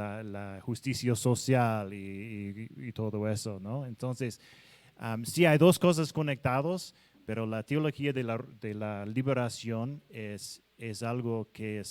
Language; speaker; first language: Spanish; non-native, fluent; English